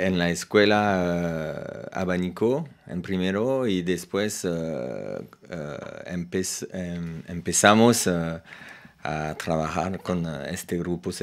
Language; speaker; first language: Spanish; non-native, learner; French